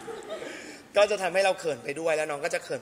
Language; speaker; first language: Thai; native; Thai